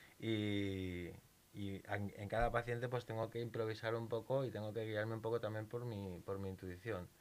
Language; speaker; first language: Spanish; native; Spanish